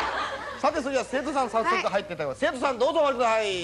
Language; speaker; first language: Japanese; native; Japanese